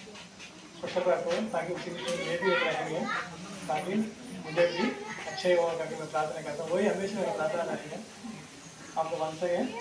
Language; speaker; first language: Hindi; non-native, local second language; Telugu